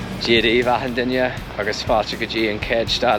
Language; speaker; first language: Irish; non-native, local second language; English